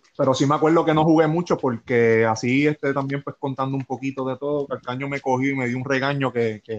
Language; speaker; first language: Spanish; native; Spanish